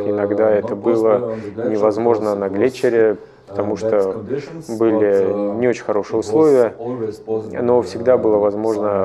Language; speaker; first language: Russian; non-native, fluent; German